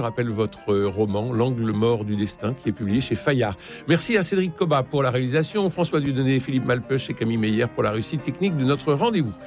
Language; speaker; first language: French; native; French